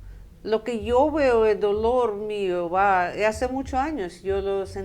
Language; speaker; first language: Spanish; non-native, fluent; Russian